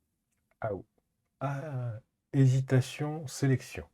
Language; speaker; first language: French; native; French